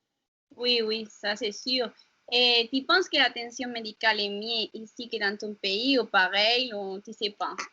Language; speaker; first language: French; non-native, learner; Spanish